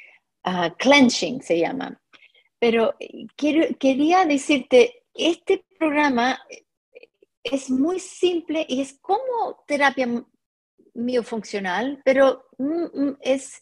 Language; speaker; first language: Spanish; non-native, fluent; English